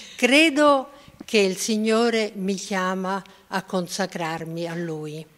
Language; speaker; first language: Italian; native; Italian